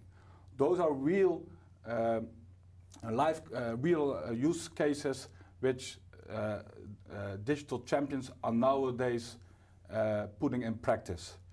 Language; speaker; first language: English; non-native, fluent; Dutch